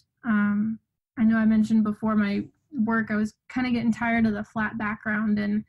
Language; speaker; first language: English; native; English